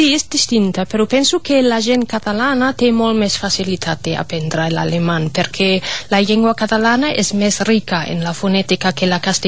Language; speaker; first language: Catalan; non-native, fluent; German